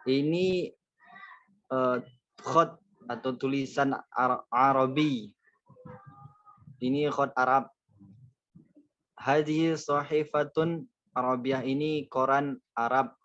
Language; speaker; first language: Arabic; non-native, learner; Indonesian